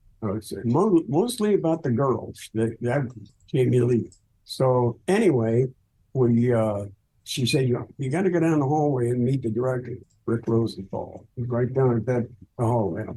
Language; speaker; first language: English; native; English